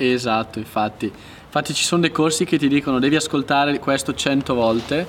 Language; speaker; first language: Italian; native; Italian